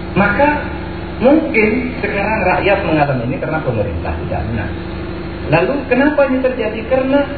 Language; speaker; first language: Indonesian; non-native, local second language; Madurese